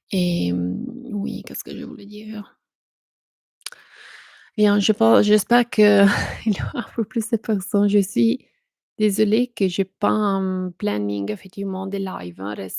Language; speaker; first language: French; non-native, fluent; Italian